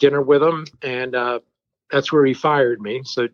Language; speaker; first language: English; early bilingual, other home language; French